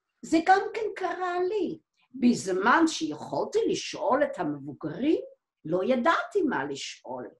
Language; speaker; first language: Hebrew; non-native, fluent; Dutch